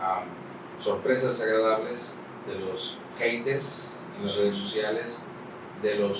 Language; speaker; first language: Spanish; native; Spanish